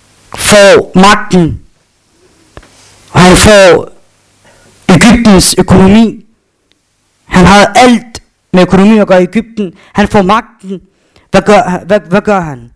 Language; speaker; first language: Danish; non-native, fluent; Arabic